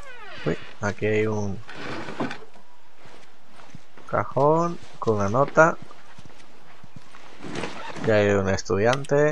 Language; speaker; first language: Spanish; native; Spanish